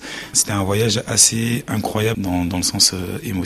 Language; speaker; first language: French; early bilingual, other home language; Haitian Creole